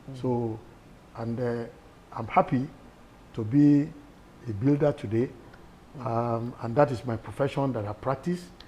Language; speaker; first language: English; non-native, local second language; Yoruba